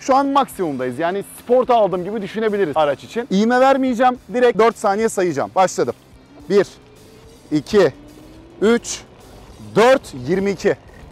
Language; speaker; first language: Turkish; native; Turkish